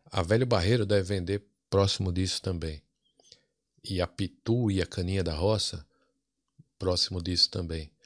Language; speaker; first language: Portuguese; native; Portuguese